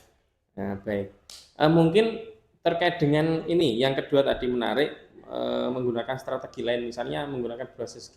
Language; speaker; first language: Indonesian; native; Indonesian